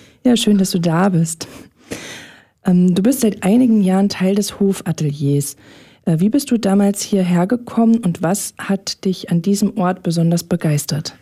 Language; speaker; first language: German; native; German